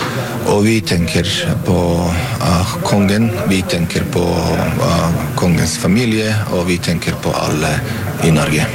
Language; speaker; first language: Norwegian; non-native, fluent; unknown